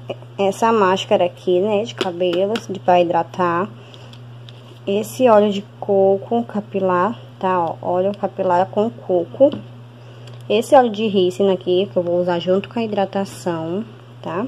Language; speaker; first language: Portuguese; native; Portuguese